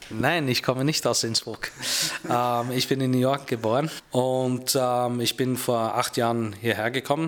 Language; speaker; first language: German; non-native, fluent; English